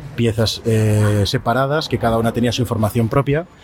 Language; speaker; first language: Spanish; native; Spanish